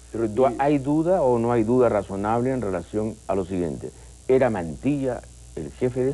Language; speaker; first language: Spanish; native; Spanish